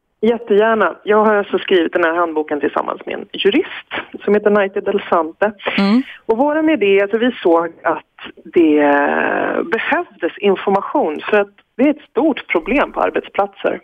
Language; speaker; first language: Swedish; native; Swedish